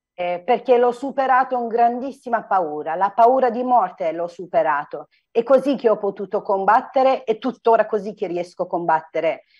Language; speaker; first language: Italian; non-native, fluent; Turkish